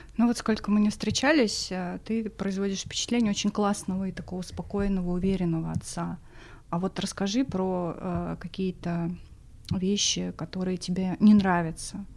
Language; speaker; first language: Russian; native; Russian